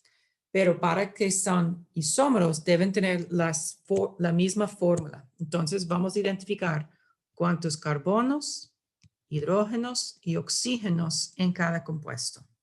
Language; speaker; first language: Spanish; non-native, fluent; English